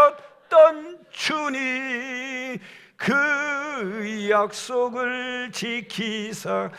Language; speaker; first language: Korean; native; Korean